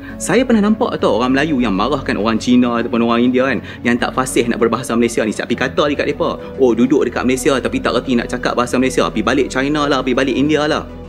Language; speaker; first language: Malay; native; Malay